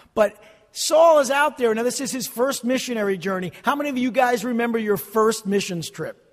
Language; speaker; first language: English; early bilingual, other home language; Italian